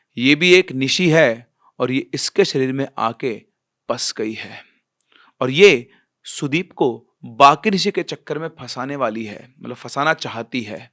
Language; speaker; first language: Hindi; native; Hindi